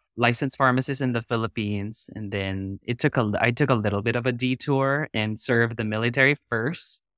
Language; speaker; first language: English; non-native, local second language; Filipino